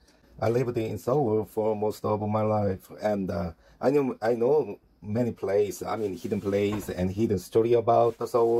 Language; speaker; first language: English; non-native, learner; Korean